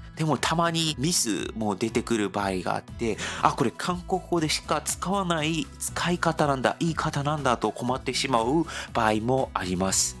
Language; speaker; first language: Japanese; non-native, fluent; Korean